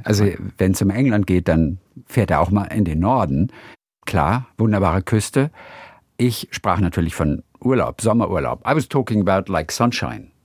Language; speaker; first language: German; native; German